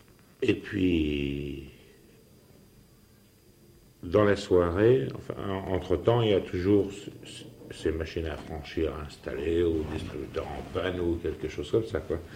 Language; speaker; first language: French; native; French